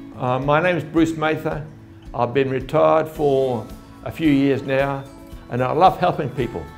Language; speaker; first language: English; native; English